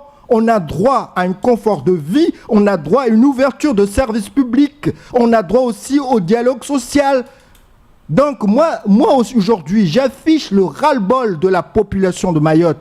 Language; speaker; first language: French; non-native, local second language; Comorian